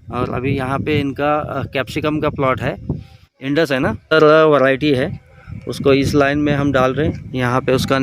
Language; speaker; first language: Hindi; non-native, local second language; Marathi